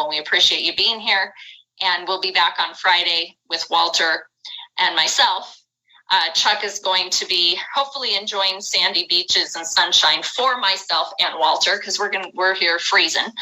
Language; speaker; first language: English; native; English